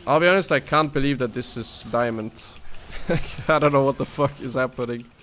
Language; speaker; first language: English; non-native, fluent; Danish